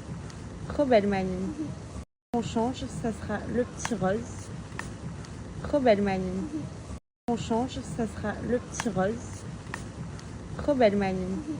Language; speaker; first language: French; native; French